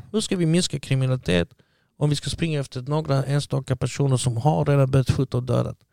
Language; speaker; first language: Swedish; early bilingual, other home language; Arabic